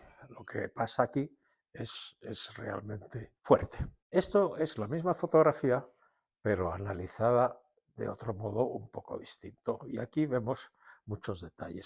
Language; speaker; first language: Spanish; native; Spanish